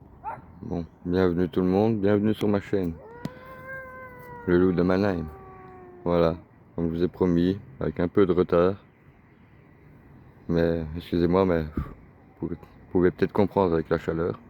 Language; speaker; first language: French; native; French